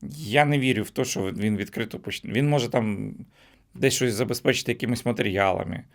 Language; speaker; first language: Ukrainian; native; Ukrainian